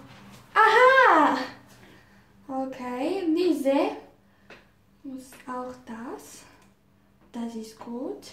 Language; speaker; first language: German; non-native, learner; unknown